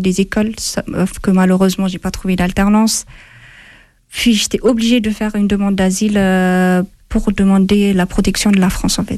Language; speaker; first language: French; non-native, fluent; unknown